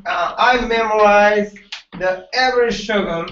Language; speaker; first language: English; non-native, learner; Japanese